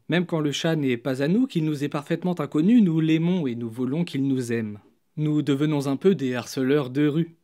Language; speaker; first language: French; native; French